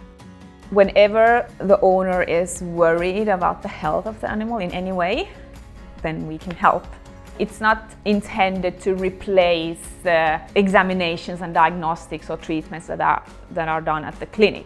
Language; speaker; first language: English; non-native, fluent; Finnish